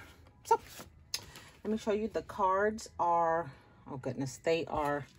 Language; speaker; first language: English; native; English